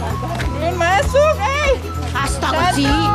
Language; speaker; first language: Indonesian; native; Indonesian